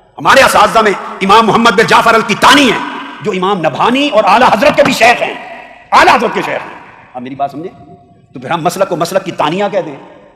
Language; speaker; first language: Urdu; native; Urdu